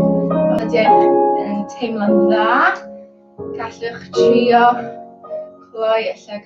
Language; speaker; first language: Welsh; non-native, local second language; English